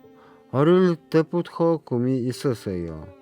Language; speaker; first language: Korean; non-native, learner; Russian